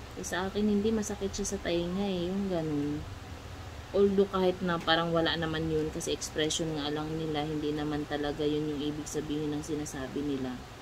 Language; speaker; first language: Filipino; non-native, local second language; Cebuano